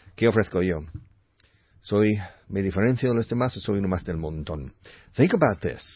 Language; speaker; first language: Spanish; non-native, fluent; English